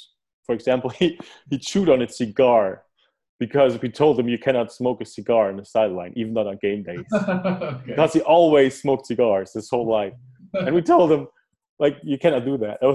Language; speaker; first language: English; early bilingual, other home language; German